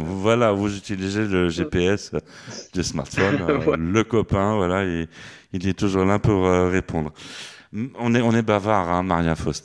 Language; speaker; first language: French; native; French